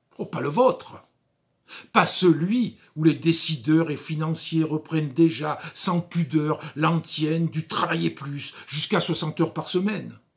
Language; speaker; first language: French; native; French